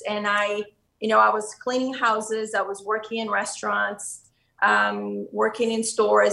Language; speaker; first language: English; non-native, fluent; Portuguese